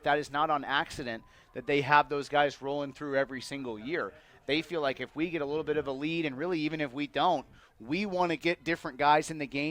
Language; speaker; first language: English; native; English